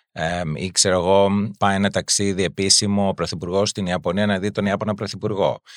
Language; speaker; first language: Greek; native; Greek